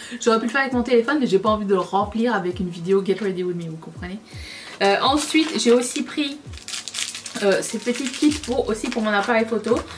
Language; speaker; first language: French; native; French